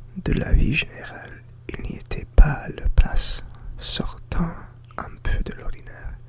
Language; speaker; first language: French; non-native, learner; English